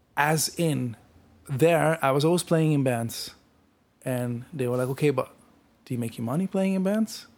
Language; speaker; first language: English; non-native, fluent; Dutch